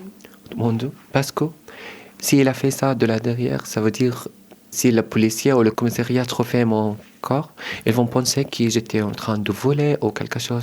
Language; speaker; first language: French; early bilingual, other home language; Arabic